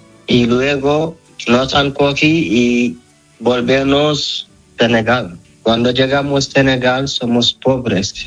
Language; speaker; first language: Spanish; non-native, learner; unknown